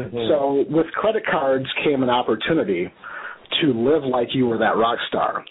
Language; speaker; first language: English; native; English